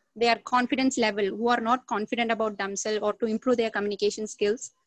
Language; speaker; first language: English; non-native, local second language; Tamil